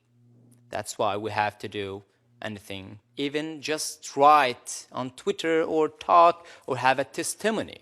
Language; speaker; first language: English; non-native, local second language; Arabic